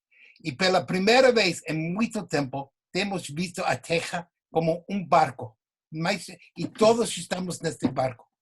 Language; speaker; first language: Portuguese; non-native, fluent; English